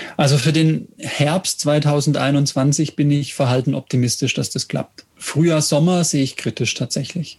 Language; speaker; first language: German; native; German